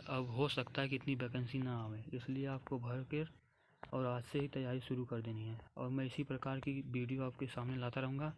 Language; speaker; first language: Hindi; native; Hindi